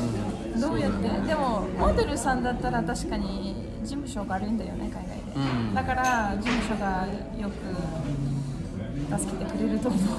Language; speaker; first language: Japanese; non-native, fluent; Russian